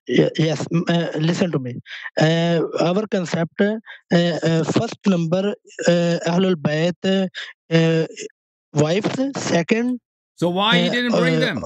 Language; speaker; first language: English; non-native, local second language; Punjabi